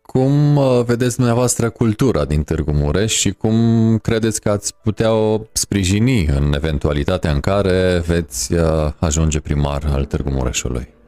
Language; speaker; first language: Romanian; native; Romanian